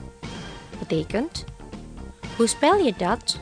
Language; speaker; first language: Dutch; non-native, fluent; Indonesian